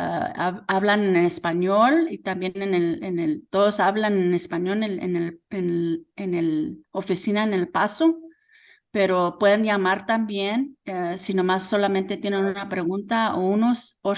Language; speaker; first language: Spanish; early bilingual, heritage; Spanish